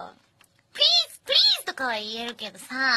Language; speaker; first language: Japanese; native; Japanese